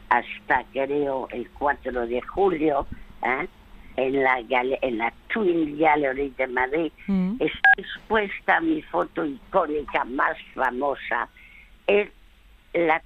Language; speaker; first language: Spanish; early bilingual, other home language; French